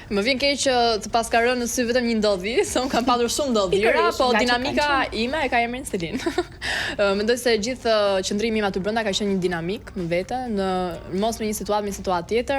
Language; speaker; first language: Albanian; native; Albanian